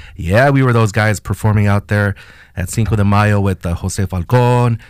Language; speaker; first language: English; non-native, fluent; Spanish